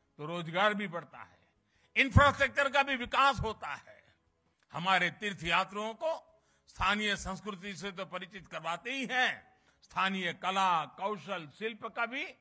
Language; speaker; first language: Hindi; native; Hindi